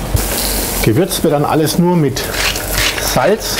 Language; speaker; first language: German; native; German